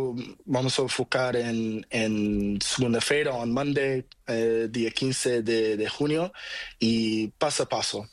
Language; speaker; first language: Spanish; non-native, learner; Portuguese